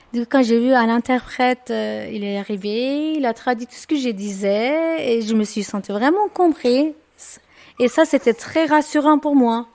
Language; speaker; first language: French; non-native, fluent; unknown